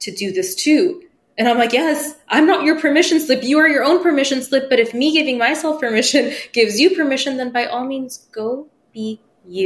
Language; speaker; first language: English; early bilingual, other home language; Persian